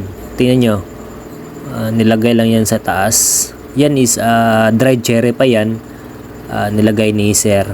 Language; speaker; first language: Filipino; non-native, local second language; Cebuano